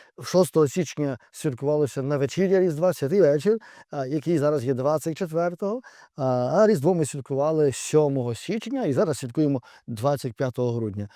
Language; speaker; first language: Ukrainian; native; Ukrainian